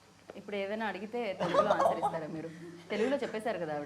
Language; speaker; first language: Telugu; native; Telugu